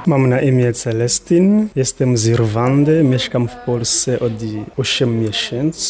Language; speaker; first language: Polish; non-native, learner; Kinyarwanda